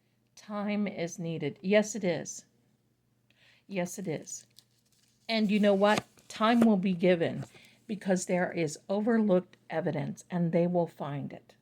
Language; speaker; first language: English; native; English